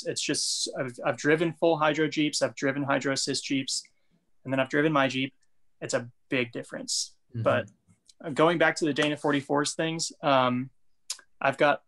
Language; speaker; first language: English; native; English